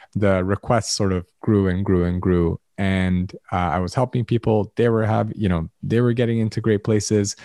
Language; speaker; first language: English; early bilingual, other home language; Arabic